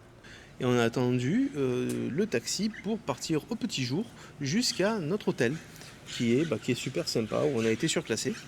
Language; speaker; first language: French; native; French